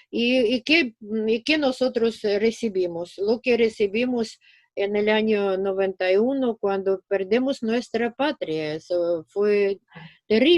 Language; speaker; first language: Spanish; non-native, fluent; Russian